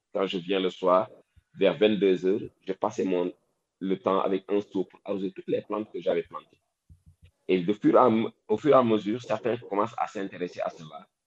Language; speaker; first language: French; non-native, local second language; Wolof